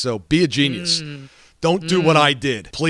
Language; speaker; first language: English; native; English